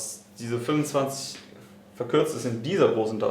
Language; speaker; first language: German; native; German